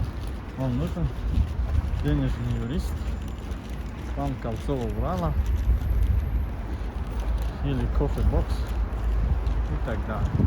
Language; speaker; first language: Russian; early bilingual, other home language; Tajik